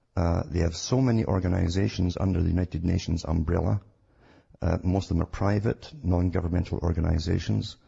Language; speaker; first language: English; native; English